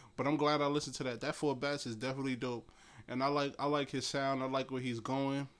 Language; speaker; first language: English; native; English